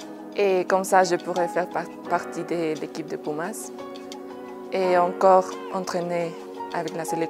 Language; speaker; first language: French; non-native, fluent; Spanish